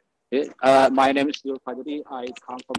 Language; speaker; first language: English; non-native, learner; Indonesian